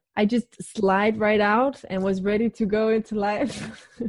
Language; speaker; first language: English; non-native, fluent; Danish